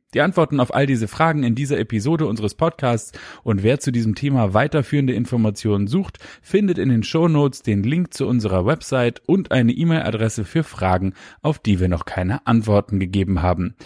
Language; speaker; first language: German; native; German